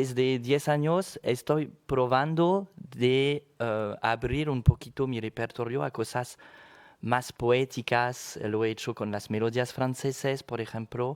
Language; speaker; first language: Spanish; non-native, fluent; French